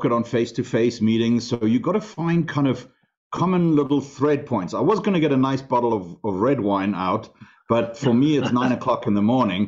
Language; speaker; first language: English; non-native, local second language; German